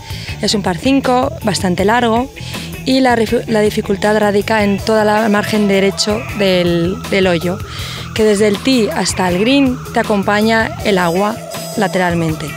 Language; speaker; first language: Spanish; native; Spanish